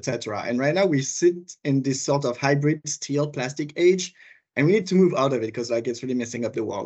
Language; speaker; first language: English; non-native, fluent; French